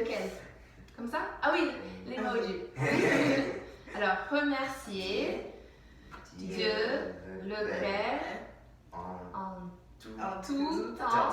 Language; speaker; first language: French; non-native, fluent; English